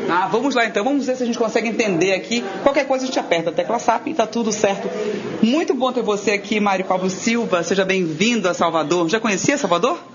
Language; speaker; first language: Portuguese; native; Portuguese